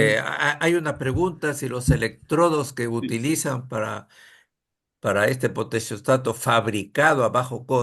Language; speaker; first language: Spanish; native; Spanish